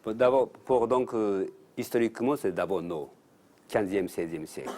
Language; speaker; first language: French; non-native, learner; Japanese